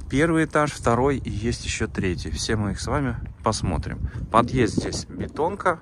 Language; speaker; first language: Russian; native; Russian